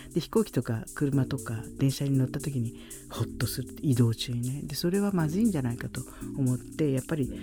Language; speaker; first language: Japanese; native; Japanese